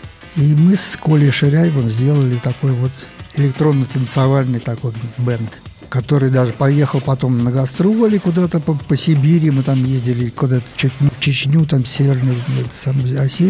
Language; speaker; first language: Russian; native; Russian